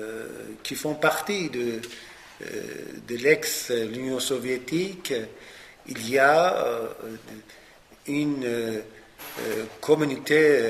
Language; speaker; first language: French; non-native, fluent; Persian